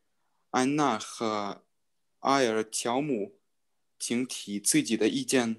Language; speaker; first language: Chinese; non-native, learner; Russian